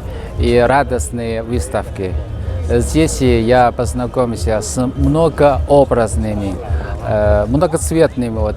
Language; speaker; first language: Russian; non-native, fluent; Chinese